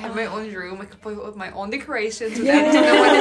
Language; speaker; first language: English; non-native, fluent; Arabic